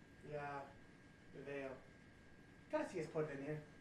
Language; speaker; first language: Spanish; non-native, learner; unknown